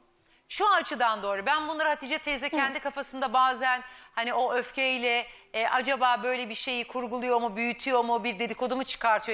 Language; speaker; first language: Turkish; native; Turkish